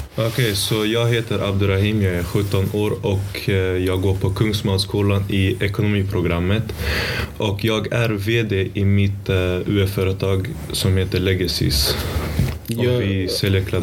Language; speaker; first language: Swedish; early bilingual, other home language; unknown